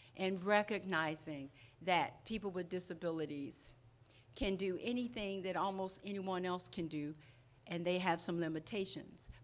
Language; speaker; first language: English; non-native, fluent; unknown